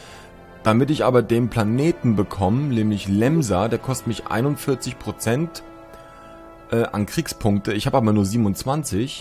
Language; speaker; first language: German; native; German